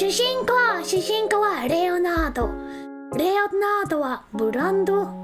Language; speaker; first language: Japanese; non-native, learner; English